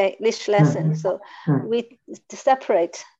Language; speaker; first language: English; non-native, learner; Chinese